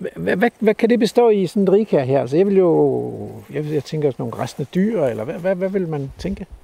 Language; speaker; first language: Danish; native; Danish